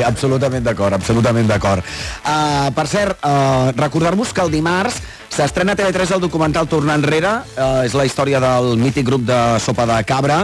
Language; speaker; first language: Catalan; native; Catalan